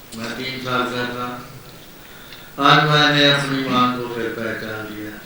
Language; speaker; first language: Hindi; non-native, local second language; Punjabi